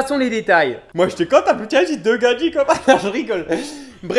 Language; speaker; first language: French; native; French